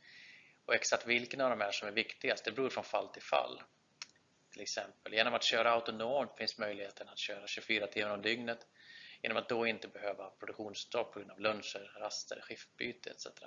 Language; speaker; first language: Swedish; native; Swedish